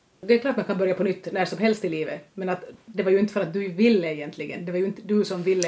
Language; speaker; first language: Swedish; native; Swedish